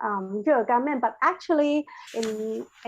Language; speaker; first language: English; non-native, learner; Chinese